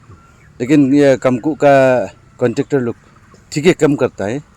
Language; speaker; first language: Hindi; non-native, local second language; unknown